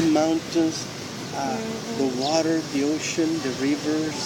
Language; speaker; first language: English; non-native, fluent; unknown